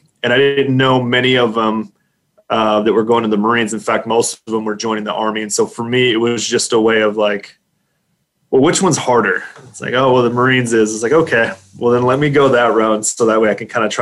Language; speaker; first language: English; native; English